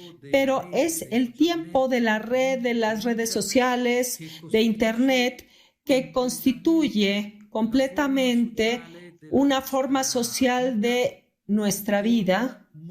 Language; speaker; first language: Spanish; non-native, fluent; Italian